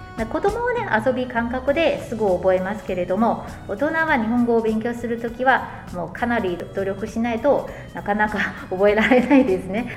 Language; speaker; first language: Japanese; non-native, fluent; Chinese